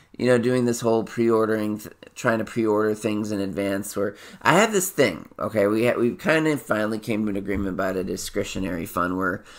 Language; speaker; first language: English; native; English